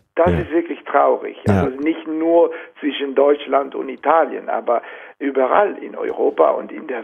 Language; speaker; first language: German; non-native, fluent; Italian